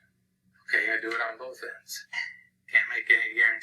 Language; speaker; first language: English; native; English